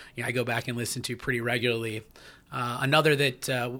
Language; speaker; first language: English; native; English